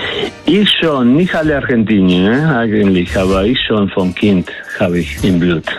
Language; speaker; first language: German; non-native, learner; Spanish